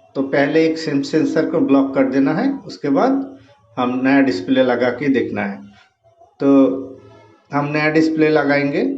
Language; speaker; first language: Hindi; non-native, local second language; Bangla